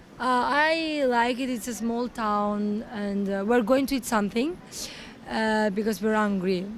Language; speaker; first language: English; non-native, learner; Italian